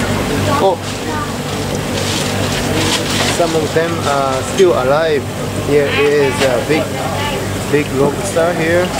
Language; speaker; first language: English; non-native, learner; Japanese